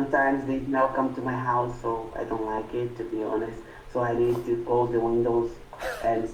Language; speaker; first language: English; non-native, fluent; Portuguese